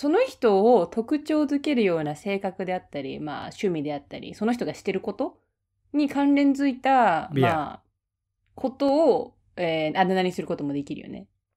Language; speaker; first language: Japanese; native; Japanese